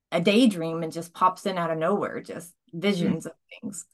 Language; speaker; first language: English; native; English